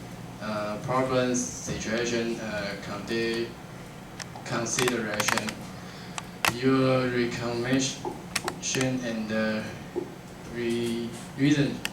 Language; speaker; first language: English; non-native, learner; Chinese